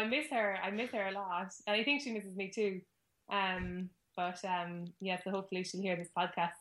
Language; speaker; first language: English; native; English